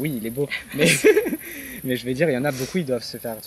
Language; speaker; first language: French; native; French